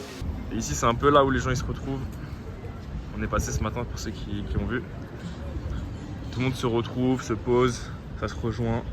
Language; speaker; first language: French; native; French